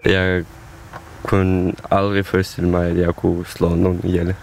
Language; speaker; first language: Danish; non-native, fluent; Ukrainian